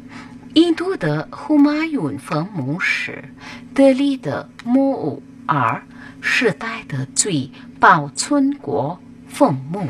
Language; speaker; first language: Chinese; non-native, fluent; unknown